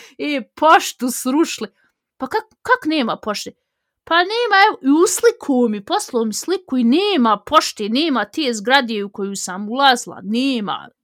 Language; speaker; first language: Bosnian; early bilingual, heritage; Bosnian